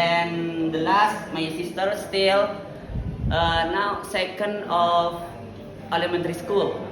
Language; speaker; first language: English; non-native, learner; Indonesian